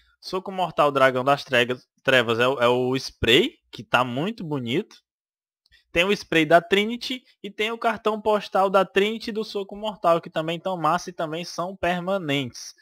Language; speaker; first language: Portuguese; native; Portuguese